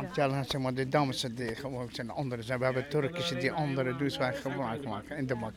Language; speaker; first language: Dutch; non-native, learner; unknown